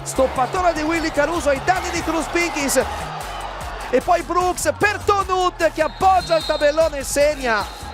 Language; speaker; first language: Italian; native; Italian